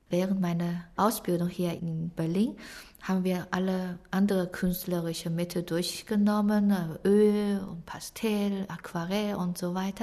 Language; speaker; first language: German; non-native, fluent; Chinese